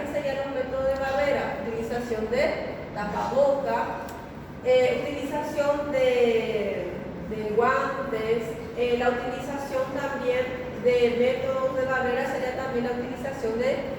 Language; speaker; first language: Spanish; native; Spanish